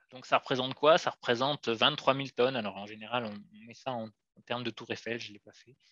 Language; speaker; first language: French; native; French